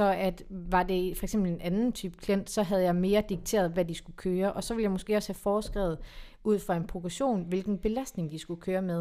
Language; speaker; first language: Danish; native; Danish